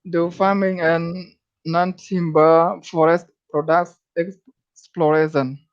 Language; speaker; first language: English; non-native, learner; Khmer